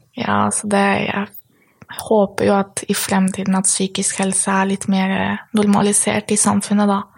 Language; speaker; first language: Norwegian; early bilingual, other home language; Polish